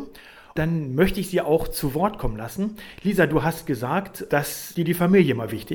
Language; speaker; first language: German; native; German